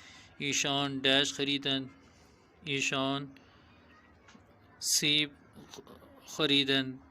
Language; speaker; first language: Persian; non-native, fluent; Urdu